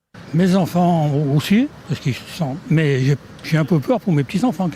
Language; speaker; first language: French; native; French